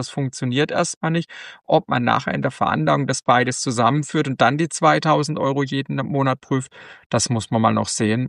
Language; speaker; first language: German; native; German